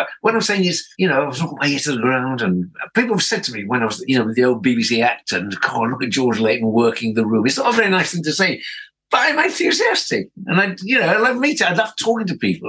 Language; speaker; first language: English; native; English